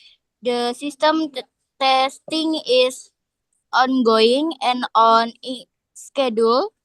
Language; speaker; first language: English; non-native, learner; Indonesian